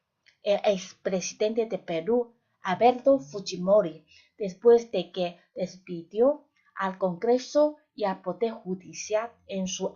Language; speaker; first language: Spanish; non-native, fluent; Chinese